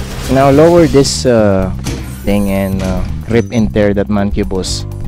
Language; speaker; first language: English; non-native, local second language; Filipino